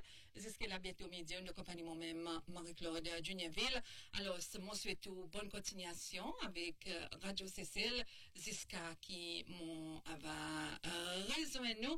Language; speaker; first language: French; non-native, local second language; Seselwa Creole French